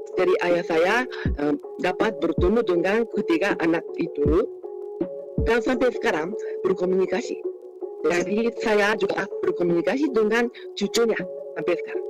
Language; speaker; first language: Malay; non-native, fluent; Japanese